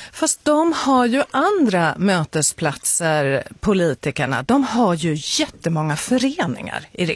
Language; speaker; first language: Swedish; native; Swedish